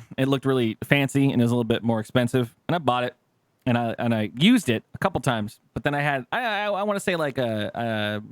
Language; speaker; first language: English; native; English